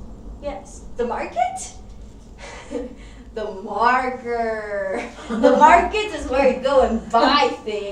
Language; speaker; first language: English; non-native, fluent; Spanish